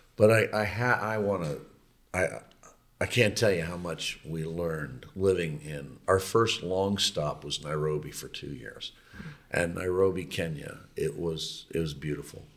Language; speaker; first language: English; native; English